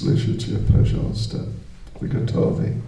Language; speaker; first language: Russian; non-native, learner; English